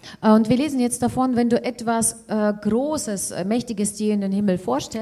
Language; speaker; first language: German; non-native, fluent; Russian